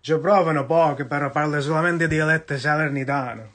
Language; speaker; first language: Italian; early bilingual, heritage; Italian